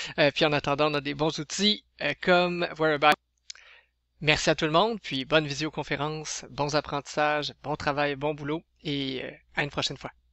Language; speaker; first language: French; native; French